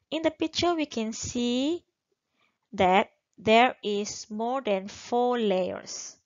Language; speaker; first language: English; non-native, local second language; Malay